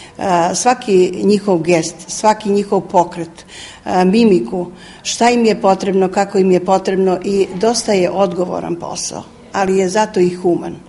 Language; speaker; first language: Serbian; native; Serbian